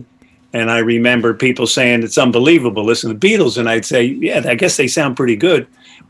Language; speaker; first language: English; native; English